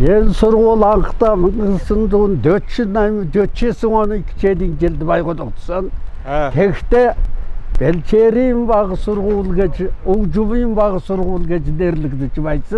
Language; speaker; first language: Mongolian; non-native, local second language; Kazakh